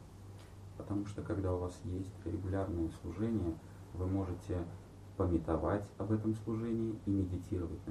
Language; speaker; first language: Russian; native; Russian